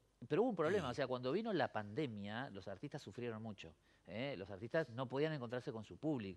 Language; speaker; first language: Spanish; native; Spanish